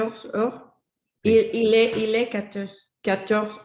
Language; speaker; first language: French; non-native, learner; Spanish